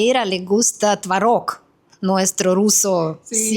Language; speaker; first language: Spanish; non-native, fluent; Russian